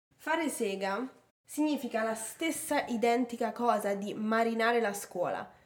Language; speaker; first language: Italian; native; Italian